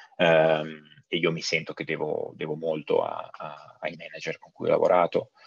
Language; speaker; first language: Italian; native; Italian